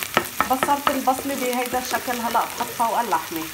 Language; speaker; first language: Arabic; native; Arabic